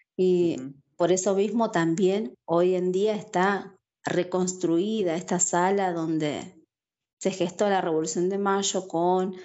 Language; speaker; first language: Spanish; native; Spanish